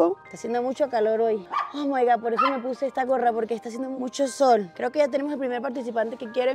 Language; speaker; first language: Spanish; native; Spanish